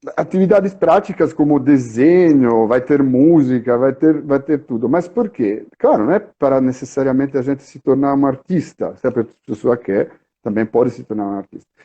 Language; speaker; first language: Portuguese; non-native, fluent; Italian